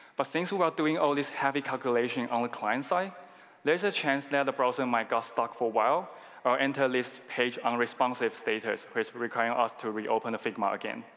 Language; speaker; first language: English; non-native, fluent; Chinese